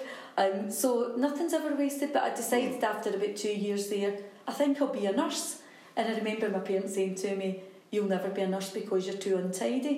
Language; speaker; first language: English; native; English